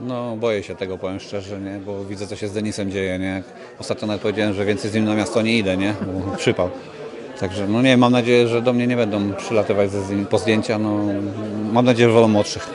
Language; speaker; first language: Polish; native; Polish